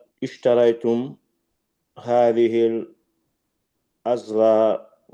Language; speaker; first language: Arabic; non-native, learner; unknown